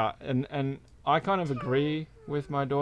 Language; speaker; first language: English; native; English